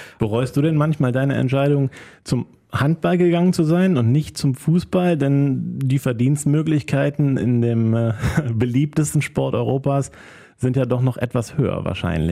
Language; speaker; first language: German; native; German